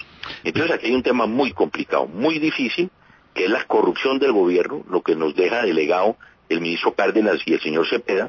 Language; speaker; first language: Spanish; native; Spanish